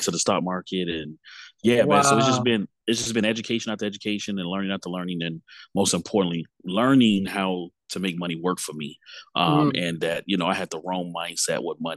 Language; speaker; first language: English; native; English